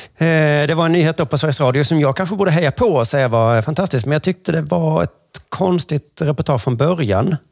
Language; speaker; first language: Swedish; native; Swedish